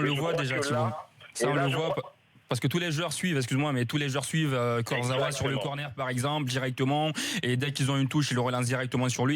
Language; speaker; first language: French; native; French